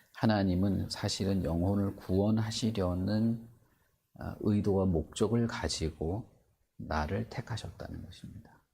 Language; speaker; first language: Korean; native; Korean